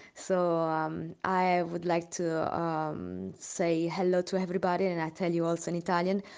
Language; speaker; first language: English; non-native, learner; Italian